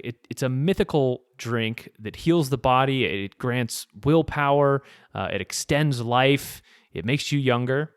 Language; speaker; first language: English; native; English